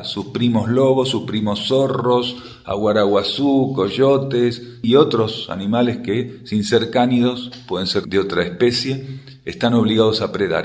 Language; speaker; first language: Spanish; native; Spanish